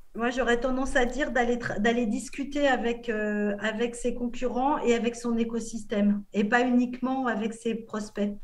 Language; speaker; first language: French; native; French